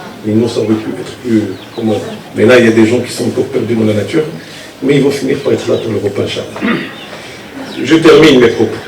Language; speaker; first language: French; non-native, local second language; Arabic